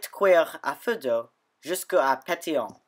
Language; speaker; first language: French; non-native, learner; English